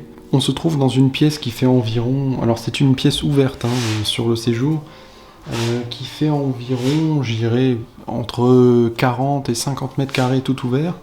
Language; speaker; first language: French; native; French